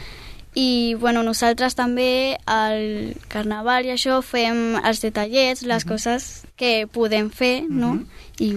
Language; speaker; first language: Catalan; non-native, local second language; Spanish